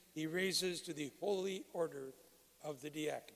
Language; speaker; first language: English; native; English